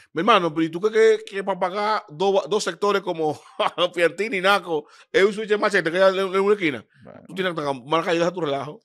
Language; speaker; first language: Spanish; native; Spanish